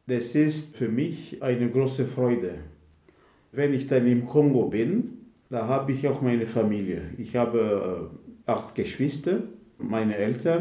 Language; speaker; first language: German; non-native, fluent; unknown